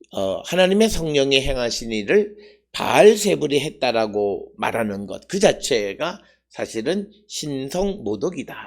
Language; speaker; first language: Korean; native; Korean